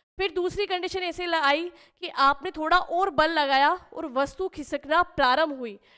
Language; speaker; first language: Hindi; native; Hindi